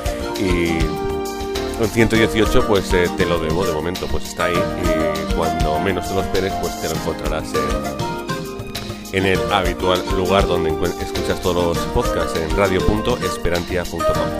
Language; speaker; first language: Spanish; native; Spanish